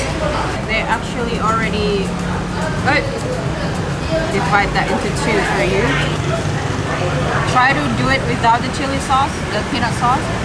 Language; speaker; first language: English; non-native, fluent; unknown